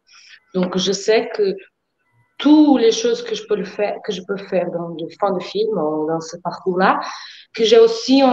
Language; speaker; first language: French; non-native, fluent; Portuguese